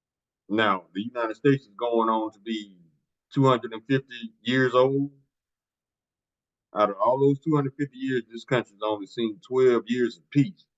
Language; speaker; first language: English; native; English